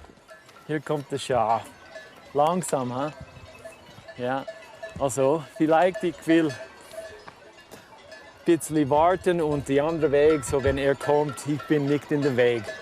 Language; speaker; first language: German; non-native, learner; English